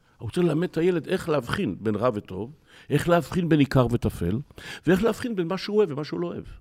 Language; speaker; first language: Hebrew; native; Hebrew